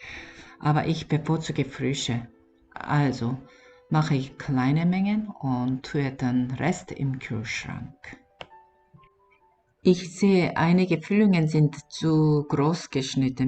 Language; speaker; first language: German; non-native, learner; Korean